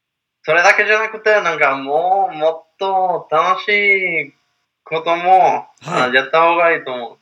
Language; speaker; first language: Japanese; non-native, learner; English